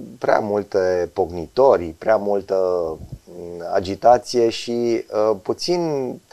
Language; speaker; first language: Romanian; native; Romanian